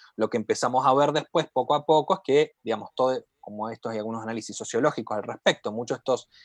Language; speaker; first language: Spanish; native; Spanish